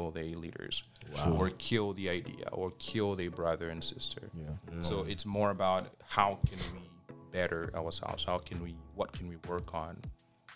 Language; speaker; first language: English; non-native, fluent; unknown